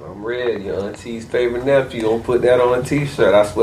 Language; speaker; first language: English; native; English